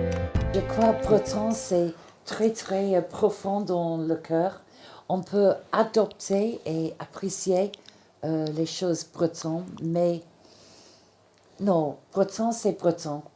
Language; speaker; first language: French; non-native, fluent; English